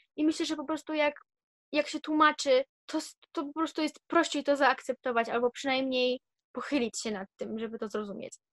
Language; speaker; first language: Polish; early bilingual, heritage; Polish